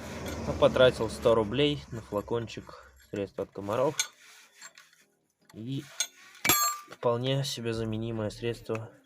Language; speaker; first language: Russian; native; Russian